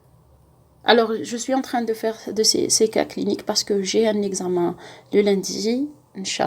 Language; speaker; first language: French; non-native, local second language; Arabic